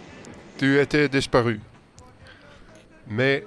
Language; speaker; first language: French; non-native, learner; Dutch